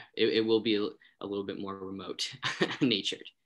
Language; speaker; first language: English; native; English